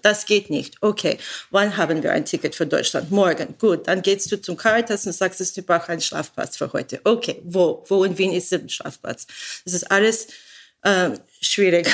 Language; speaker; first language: German; non-native, learner; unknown